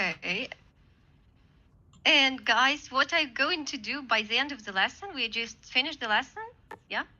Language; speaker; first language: English; non-native, fluent; Russian